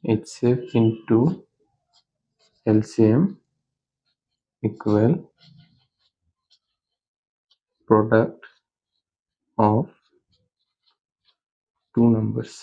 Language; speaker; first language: English; non-native, local second language; Hindi